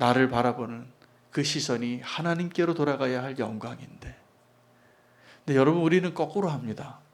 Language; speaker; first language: Korean; native; Korean